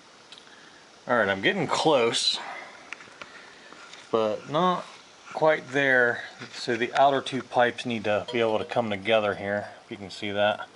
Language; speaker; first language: English; native; English